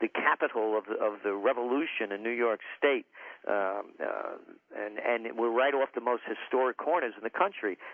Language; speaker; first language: English; native; English